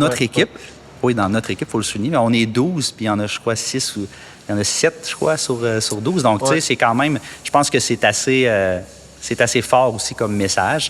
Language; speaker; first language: French; native; French